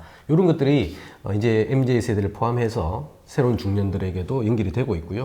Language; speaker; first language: Korean; native; Korean